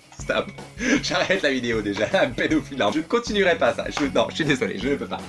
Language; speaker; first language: French; native; French